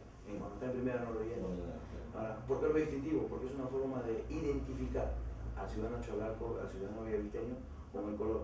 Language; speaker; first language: Spanish; native; Spanish